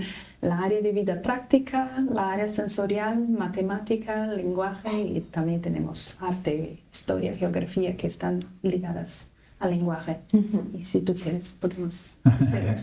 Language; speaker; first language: Spanish; non-native, fluent; Portuguese